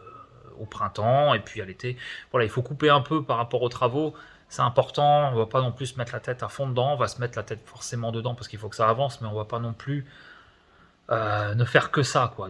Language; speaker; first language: French; native; French